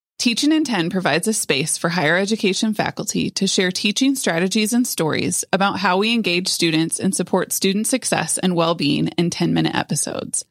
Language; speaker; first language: English; native; English